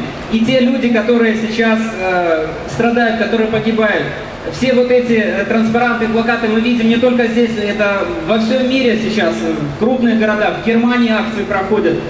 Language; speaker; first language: Russian; native; Russian